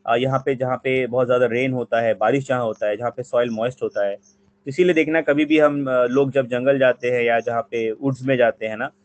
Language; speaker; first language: Hindi; non-native, local second language; Bangla